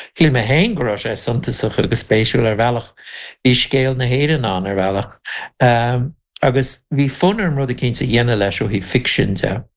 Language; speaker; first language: Irish; non-native, local second language; English